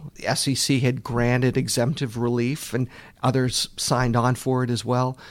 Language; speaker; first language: English; native; English